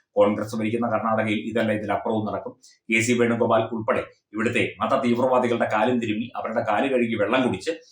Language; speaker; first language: Malayalam; native; Malayalam